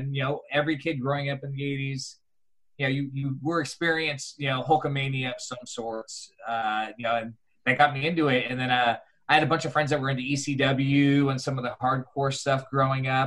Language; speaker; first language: English; native; English